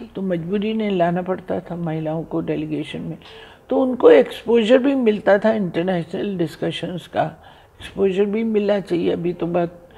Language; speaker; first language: Hindi; native; Hindi